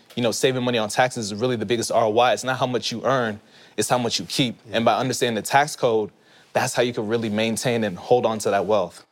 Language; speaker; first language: English; early bilingual, other home language; Haitian Creole